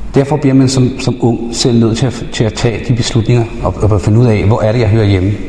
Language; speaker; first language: Danish; early bilingual, other home language; Spanish